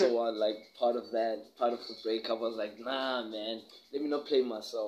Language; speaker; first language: English; non-native, local second language; Xhosa